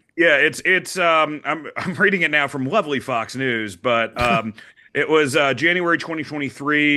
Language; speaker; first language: English; native; English